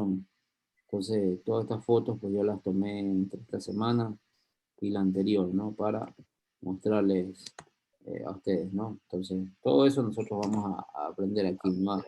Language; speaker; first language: Spanish; native; Spanish